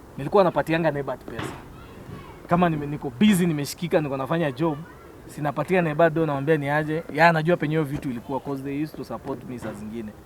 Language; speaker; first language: Swahili; native; Swahili